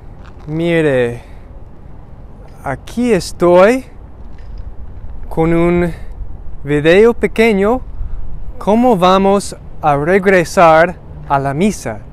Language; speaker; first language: Spanish; non-native, learner; English